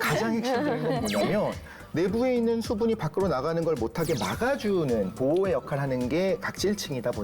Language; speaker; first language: Korean; native; Korean